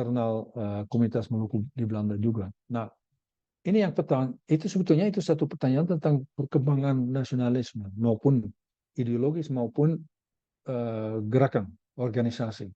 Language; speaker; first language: Indonesian; non-native, learner; Dutch